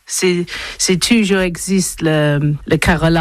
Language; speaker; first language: French; non-native, learner; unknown